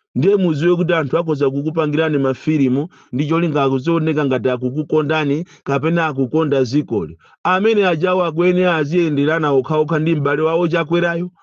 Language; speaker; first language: Nyanja; native; Nyanja